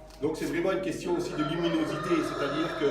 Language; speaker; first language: French; native; French